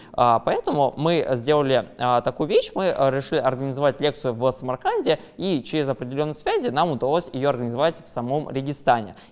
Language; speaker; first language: Russian; native; Russian